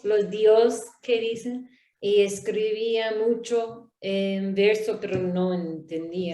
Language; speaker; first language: Spanish; non-native, learner; English